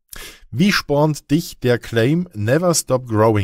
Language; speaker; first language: German; native; German